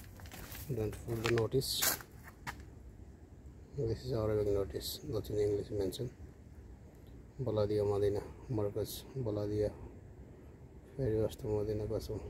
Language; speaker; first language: English; non-native, learner; Nepali